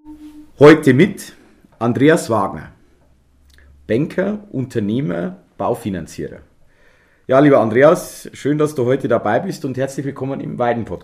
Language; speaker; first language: German; native; German